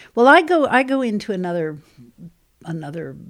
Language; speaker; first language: English; native; English